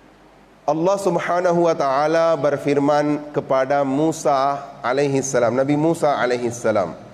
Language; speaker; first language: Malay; non-native, fluent; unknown